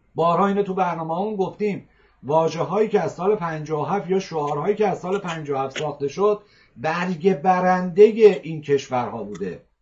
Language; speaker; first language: Persian; native; Persian